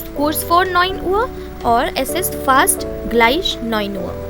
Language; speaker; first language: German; non-native, fluent; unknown